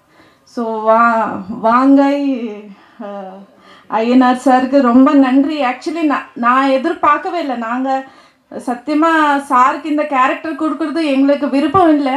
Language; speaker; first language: Tamil; non-native, fluent; Telugu